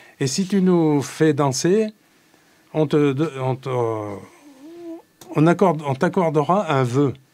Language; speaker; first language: French; native; French